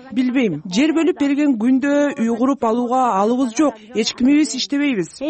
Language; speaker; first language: Kyrgyz; native; Kyrgyz